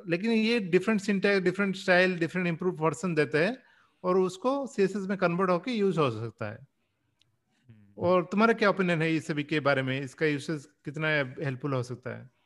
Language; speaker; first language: Hindi; non-native, local second language; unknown